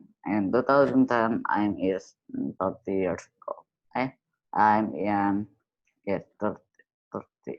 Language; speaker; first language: English; non-native, learner; Indonesian